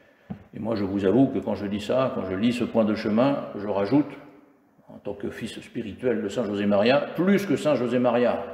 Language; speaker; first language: French; native; French